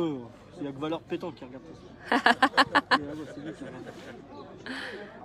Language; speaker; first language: French; native; French